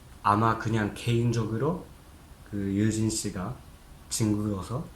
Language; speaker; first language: Korean; non-native, fluent; Japanese